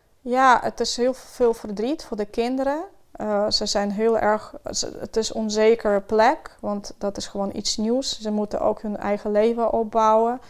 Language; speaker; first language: Dutch; non-native, fluent; Ukrainian